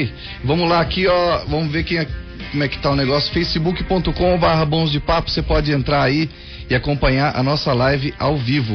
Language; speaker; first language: Portuguese; native; Portuguese